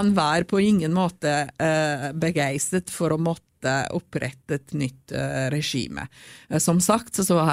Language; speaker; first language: Norwegian; non-native, fluent; Italian